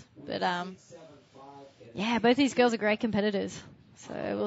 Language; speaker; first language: English; native; English